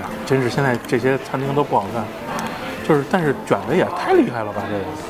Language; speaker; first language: Chinese; native; Chinese